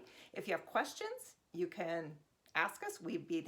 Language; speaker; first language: English; native; English